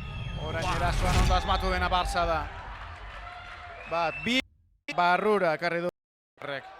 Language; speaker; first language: Basque; native; Basque